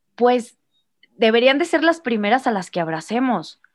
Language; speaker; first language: Spanish; native; Spanish